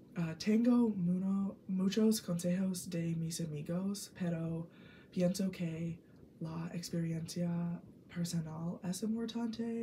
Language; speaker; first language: Spanish; non-native, learner; English